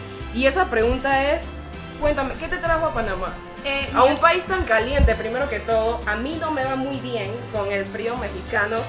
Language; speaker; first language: Spanish; native; Spanish